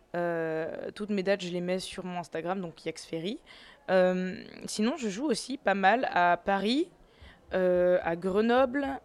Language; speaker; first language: French; native; French